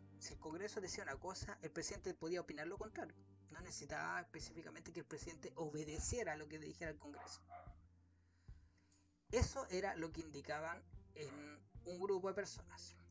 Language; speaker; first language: Spanish; native; Spanish